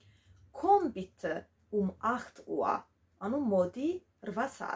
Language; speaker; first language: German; non-native, fluent; Georgian